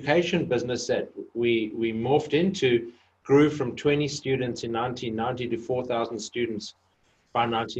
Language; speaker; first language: English; native; English